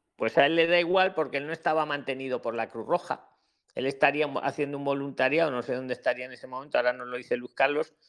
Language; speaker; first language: Spanish; native; Spanish